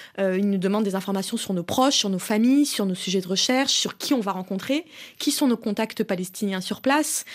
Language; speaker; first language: French; native; French